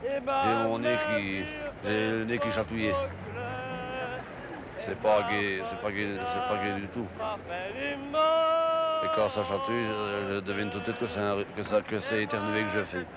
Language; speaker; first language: French; native; French